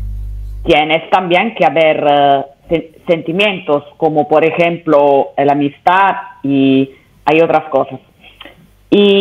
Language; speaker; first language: Spanish; non-native, learner; Italian